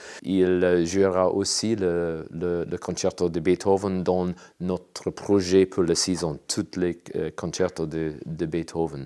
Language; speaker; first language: French; non-native, learner; English